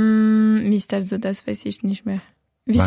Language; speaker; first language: German; non-native, local second language; French